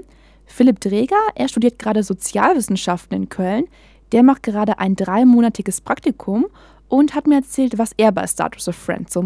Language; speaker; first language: German; native; German